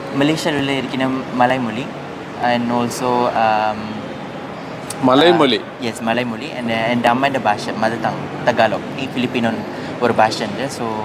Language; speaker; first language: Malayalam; early bilingual, heritage; Malayalam